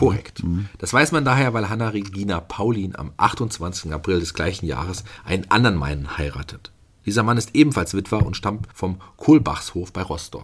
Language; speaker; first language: German; native; German